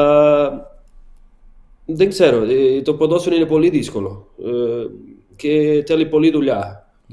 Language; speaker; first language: Greek; non-native, learner; Portuguese